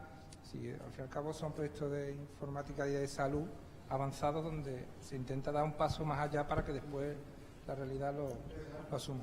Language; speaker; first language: Spanish; native; Spanish